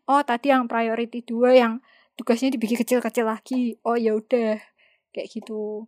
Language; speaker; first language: Indonesian; native; Indonesian